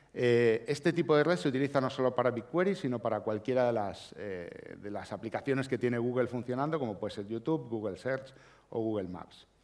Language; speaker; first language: Spanish; native; Spanish